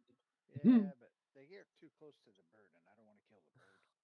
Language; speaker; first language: English; native; English